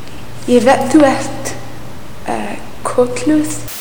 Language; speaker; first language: Icelandic; non-native, learner; English